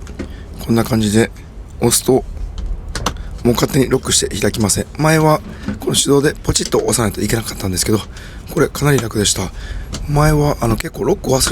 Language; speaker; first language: Japanese; native; Japanese